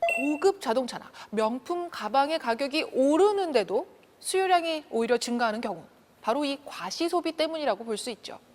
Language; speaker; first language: Korean; native; Korean